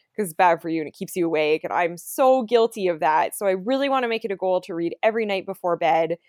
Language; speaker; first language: English; native; English